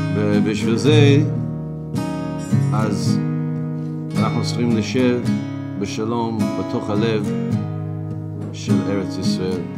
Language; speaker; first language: Hebrew; non-native, fluent; English